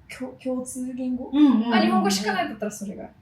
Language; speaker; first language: Japanese; non-native, fluent; English